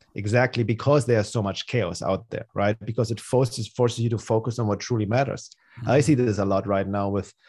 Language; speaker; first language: English; non-native, fluent; German